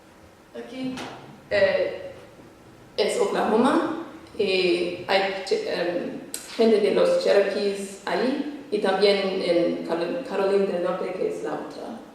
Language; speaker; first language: Spanish; non-native, fluent; English